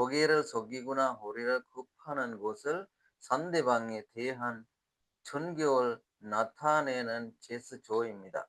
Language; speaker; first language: Korean; non-native, fluent; Sinhala